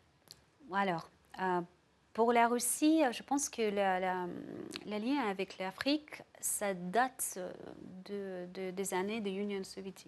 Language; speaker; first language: French; non-native, fluent; Russian